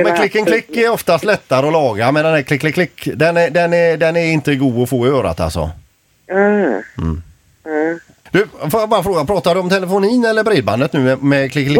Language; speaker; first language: Swedish; native; Swedish